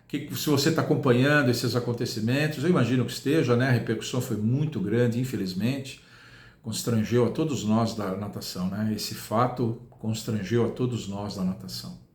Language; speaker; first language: Portuguese; native; Portuguese